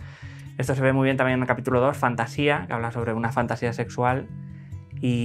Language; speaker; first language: Spanish; native; Spanish